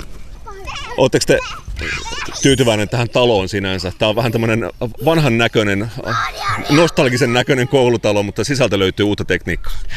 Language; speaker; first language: Finnish; native; Finnish